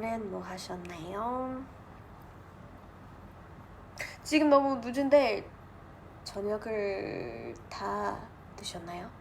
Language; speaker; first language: Korean; non-native, learner; English